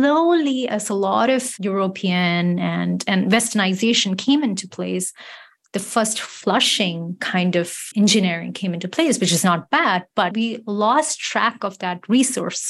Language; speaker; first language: English; non-native, local second language; Tamil